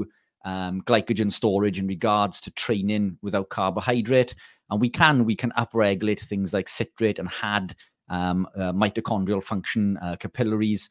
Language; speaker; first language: English; native; English